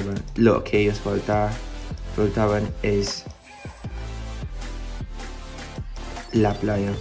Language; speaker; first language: Spanish; non-native, fluent; Filipino